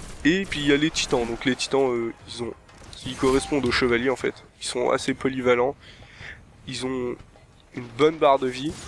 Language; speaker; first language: French; native; French